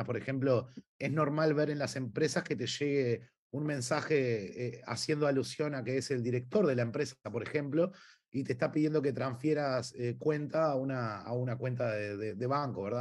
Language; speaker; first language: Spanish; native; Spanish